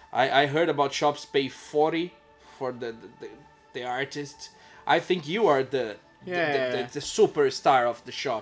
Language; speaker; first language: English; non-native, learner; Portuguese